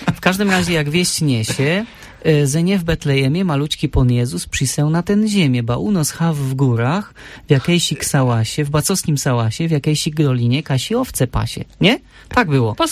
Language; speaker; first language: Polish; native; Polish